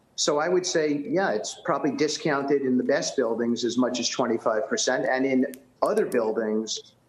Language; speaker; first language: English; native; English